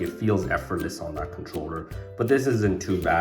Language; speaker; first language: English; native; English